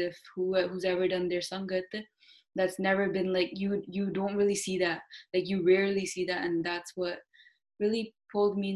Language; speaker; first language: English; non-native, local second language; Punjabi